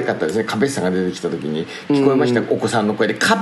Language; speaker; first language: Japanese; native; Japanese